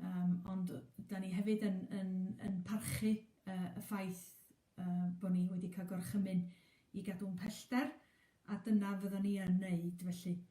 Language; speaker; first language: Welsh; native; Welsh